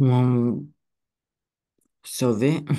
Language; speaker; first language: French; non-native, learner; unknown